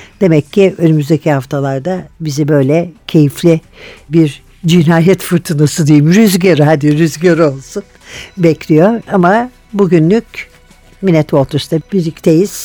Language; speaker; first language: Turkish; native; Turkish